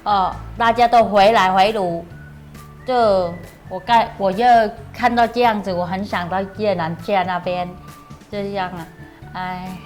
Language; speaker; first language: Chinese; non-native, learner; Vietnamese